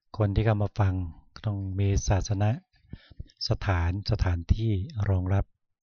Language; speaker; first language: Thai; native; Thai